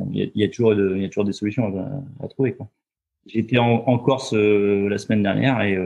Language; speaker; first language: French; native; French